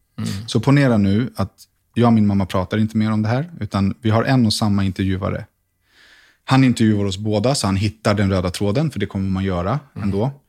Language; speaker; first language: Swedish; native; Swedish